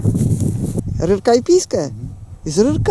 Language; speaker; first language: Russian; native; Russian